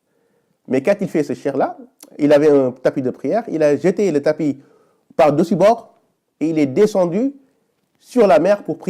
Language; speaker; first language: French; native; French